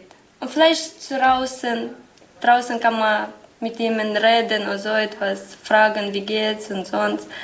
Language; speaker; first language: German; non-native, learner; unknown